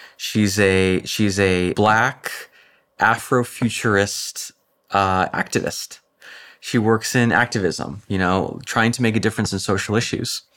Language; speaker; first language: English; native; English